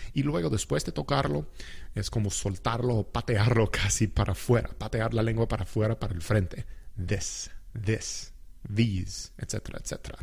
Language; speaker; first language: Spanish; non-native, fluent; English